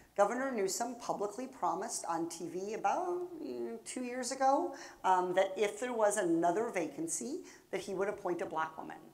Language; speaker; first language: English; native; English